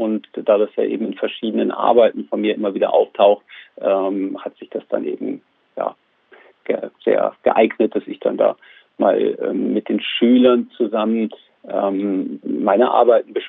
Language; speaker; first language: German; native; German